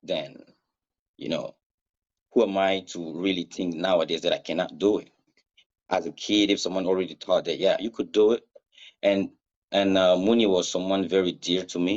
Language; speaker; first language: English; non-native, fluent; Mossi